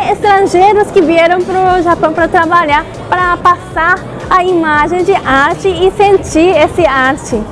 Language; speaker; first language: Portuguese; non-native, learner; Japanese